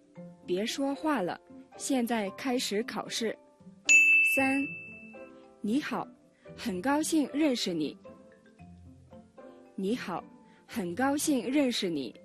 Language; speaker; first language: Chinese; non-native, fluent; Mongolian